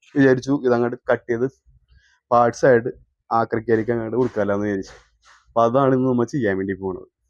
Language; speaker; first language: Malayalam; native; Malayalam